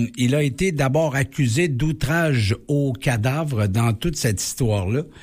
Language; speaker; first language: French; native; French